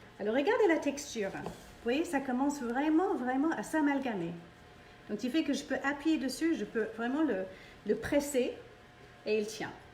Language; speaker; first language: French; non-native, fluent; English